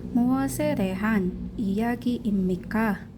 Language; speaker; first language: Korean; non-native, learner; Indonesian